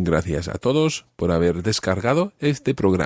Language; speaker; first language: Spanish; non-native, fluent; English